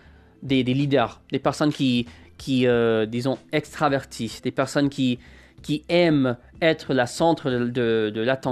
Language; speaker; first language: French; non-native, fluent; English